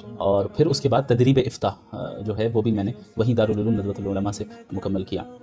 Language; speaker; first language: Urdu; native; Urdu